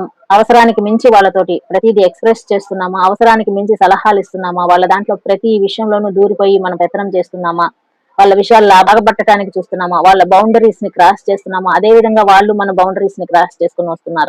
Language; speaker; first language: Telugu; native; Telugu